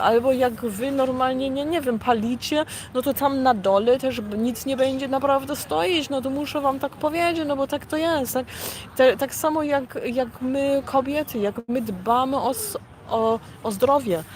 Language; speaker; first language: Polish; early bilingual, heritage; Polish